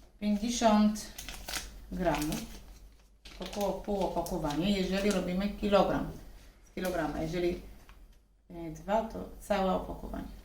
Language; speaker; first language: Polish; non-native, learner; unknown